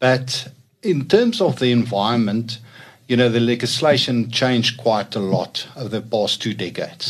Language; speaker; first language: English; non-native, local second language; Afrikaans